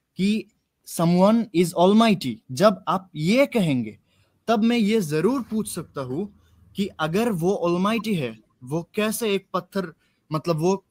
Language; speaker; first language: Hindi; non-native, fluent; Bangla